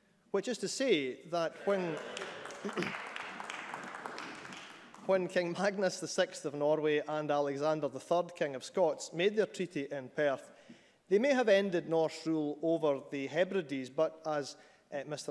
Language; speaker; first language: English; native; English